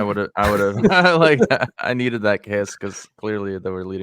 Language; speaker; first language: English; native; English